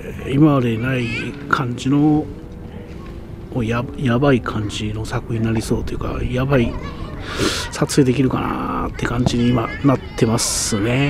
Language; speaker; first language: Japanese; native; Japanese